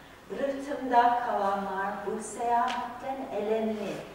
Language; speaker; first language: Turkish; non-native, fluent; English